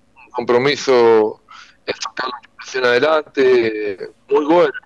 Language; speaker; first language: Spanish; native; Spanish